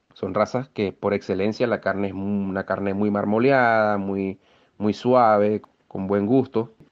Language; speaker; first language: Spanish; native; Spanish